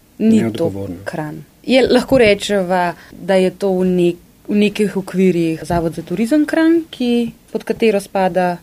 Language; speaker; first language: Slovenian; native; Slovenian